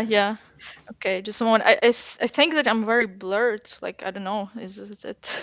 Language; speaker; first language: English; non-native, fluent; Ukrainian